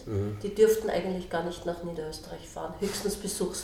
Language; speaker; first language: German; native; German